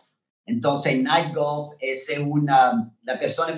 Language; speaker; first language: Spanish; non-native, learner; French